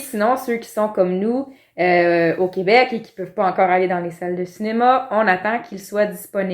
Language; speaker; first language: French; native; French